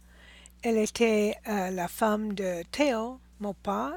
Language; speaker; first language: French; non-native, learner; English